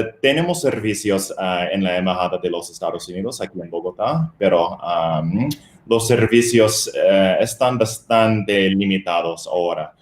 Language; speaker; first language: Spanish; non-native, fluent; English